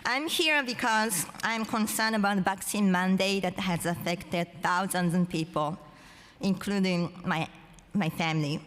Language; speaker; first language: English; non-native, fluent; Japanese